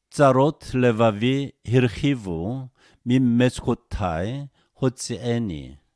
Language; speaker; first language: Hebrew; non-native, fluent; Korean